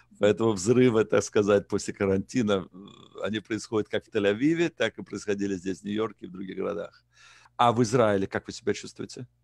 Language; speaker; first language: Russian; native; Russian